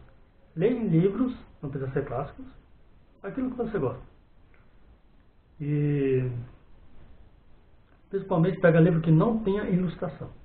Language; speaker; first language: Portuguese; native; Portuguese